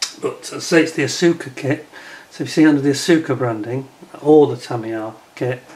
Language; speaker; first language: English; native; English